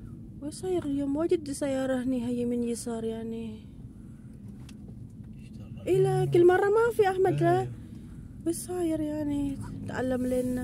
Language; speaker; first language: Arabic; non-native, learner; Indonesian